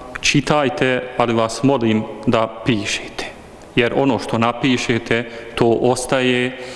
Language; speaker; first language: Bosnian; early bilingual, heritage; Bosnian